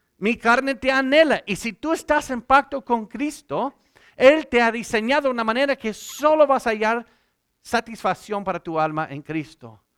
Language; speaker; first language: Spanish; non-native, fluent; English